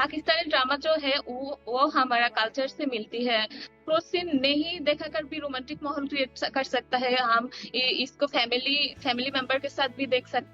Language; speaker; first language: Hindi; non-native, learner; Bangla